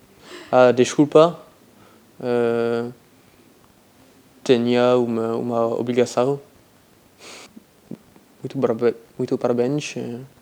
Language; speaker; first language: Portuguese; non-native, learner; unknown